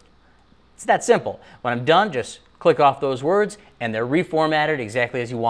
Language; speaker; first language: English; native; English